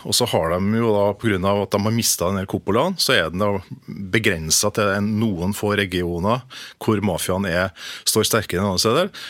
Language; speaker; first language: Norwegian; native; Norwegian